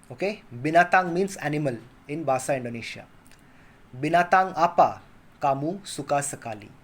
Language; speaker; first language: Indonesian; non-native, learner; Kannada